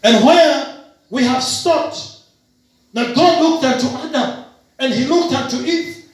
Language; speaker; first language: English; non-native, local second language; Swahili